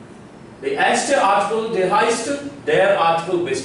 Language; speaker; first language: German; non-native, learner; Hindi